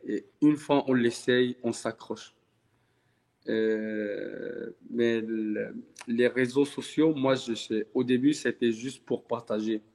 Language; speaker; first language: French; non-native, local second language; Arabic